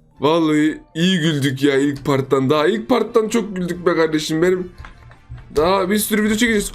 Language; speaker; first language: Turkish; native; Turkish